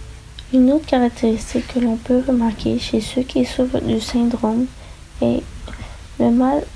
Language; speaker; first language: French; native; French